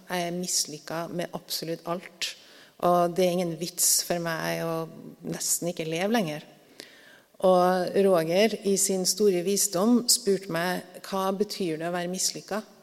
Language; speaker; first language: Norwegian; native; Norwegian